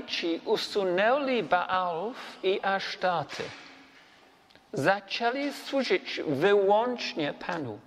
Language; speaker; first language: Polish; non-native, learner; English